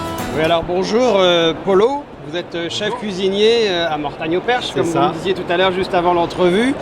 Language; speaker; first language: French; native; French